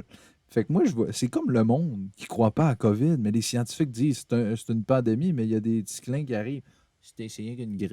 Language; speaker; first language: French; native; French